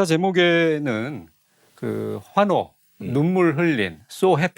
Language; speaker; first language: Korean; native; Korean